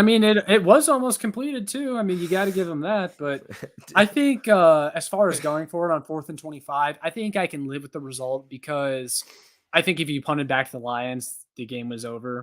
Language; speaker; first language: English; native; English